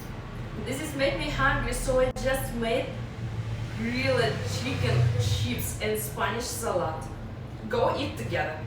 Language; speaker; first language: English; non-native, learner; Russian